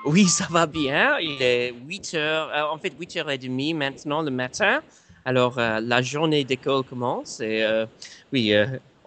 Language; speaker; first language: French; non-native, fluent; English